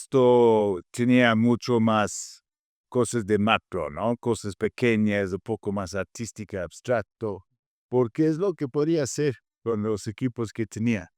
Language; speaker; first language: Spanish; non-native, fluent; English